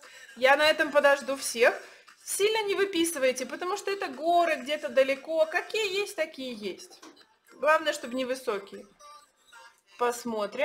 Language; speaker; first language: Russian; native; Russian